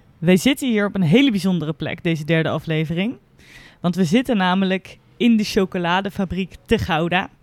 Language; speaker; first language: Dutch; native; Dutch